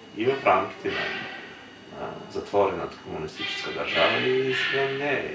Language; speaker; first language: Bulgarian; early bilingual, heritage; Bulgarian